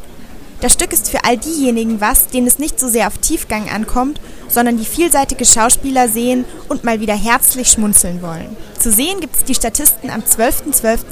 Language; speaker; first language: German; native; German